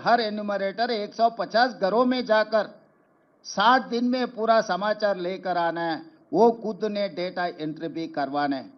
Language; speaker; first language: Hindi; non-native, local second language; Telugu